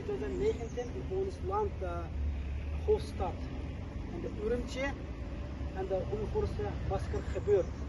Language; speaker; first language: Dutch; non-native, learner; Uyghur